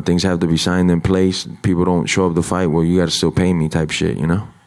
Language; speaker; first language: English; early bilingual, other home language; Spanish